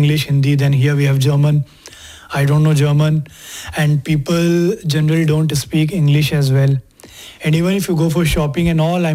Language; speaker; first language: English; non-native, local second language; Hindi